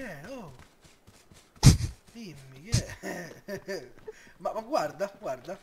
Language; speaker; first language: Italian; native; Italian